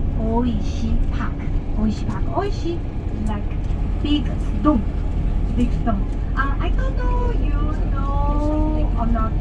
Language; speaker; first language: English; non-native, learner; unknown